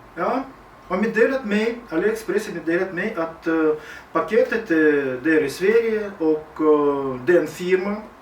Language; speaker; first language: Swedish; non-native, fluent; Russian